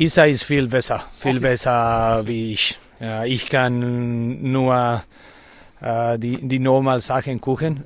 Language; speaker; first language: German; non-native, learner; Spanish